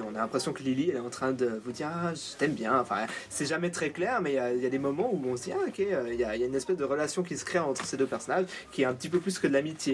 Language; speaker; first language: French; native; French